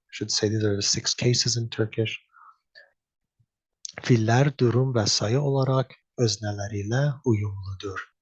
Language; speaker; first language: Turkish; non-native, learner; English